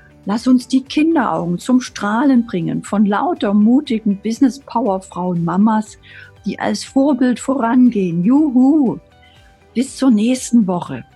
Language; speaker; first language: German; native; German